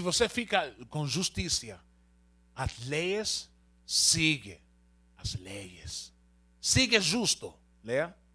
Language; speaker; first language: Portuguese; non-native, learner; Spanish